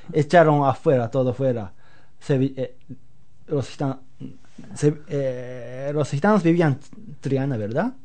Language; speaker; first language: Spanish; non-native, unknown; Japanese